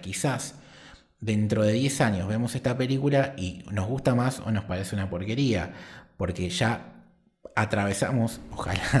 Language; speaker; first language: Spanish; native; Spanish